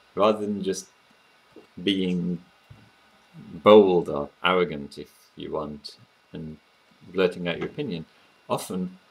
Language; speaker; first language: English; native; English